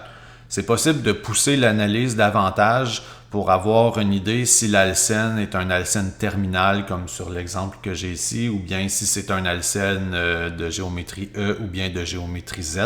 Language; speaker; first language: French; native; French